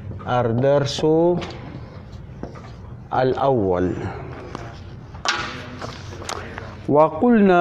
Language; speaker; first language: Arabic; non-native, fluent; Filipino